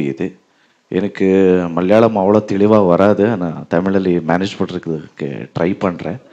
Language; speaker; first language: Tamil; non-native, learner; Kannada